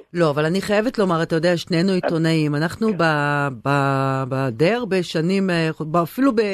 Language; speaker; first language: Hebrew; native; Hebrew